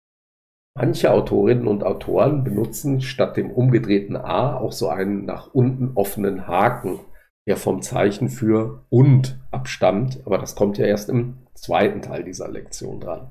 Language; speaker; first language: German; native; German